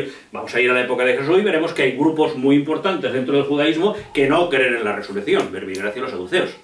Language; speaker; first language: Spanish; native; Spanish